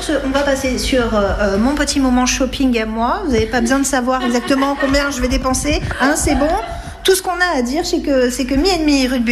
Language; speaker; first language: French; native; French